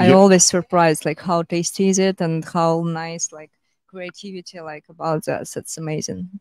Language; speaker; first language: English; non-native, fluent; Russian